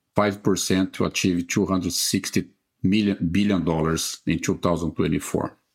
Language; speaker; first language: English; non-native, fluent; Portuguese